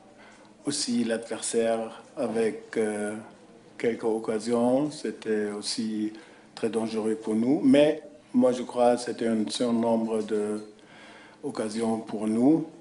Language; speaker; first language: French; non-native, fluent; German